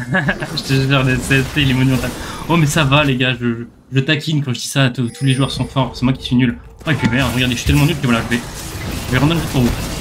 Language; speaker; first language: French; native; French